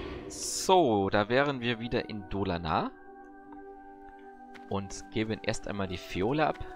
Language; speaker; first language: German; native; German